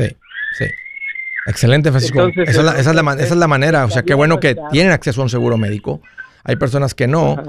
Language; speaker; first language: Spanish; native; Spanish